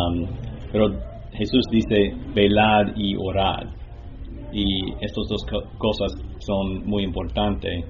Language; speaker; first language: Spanish; non-native, learner; English